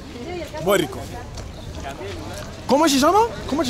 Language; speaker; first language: Spanish; non-native, learner; English